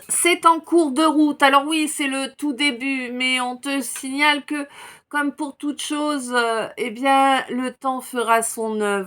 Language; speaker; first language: French; native; French